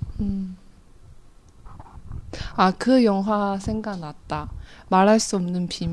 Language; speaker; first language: Korean; non-native, fluent; Chinese